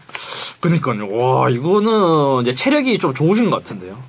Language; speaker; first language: Korean; native; Korean